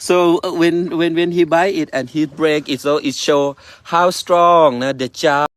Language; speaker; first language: English; non-native, learner; Thai